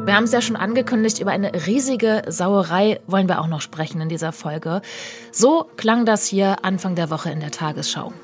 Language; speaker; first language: German; native; German